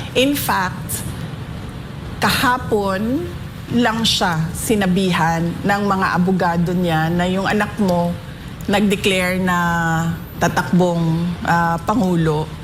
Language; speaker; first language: Filipino; non-native, local second language; Cebuano